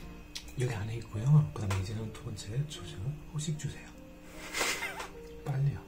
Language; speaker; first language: Spanish; native; Spanish